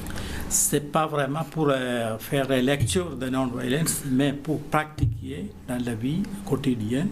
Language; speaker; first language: French; non-native, learner; Malayalam